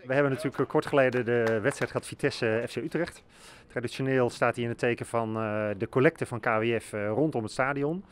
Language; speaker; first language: Dutch; native; Dutch